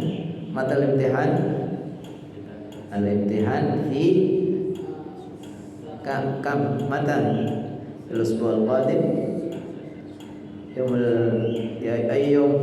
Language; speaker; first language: Arabic; non-native, fluent; Indonesian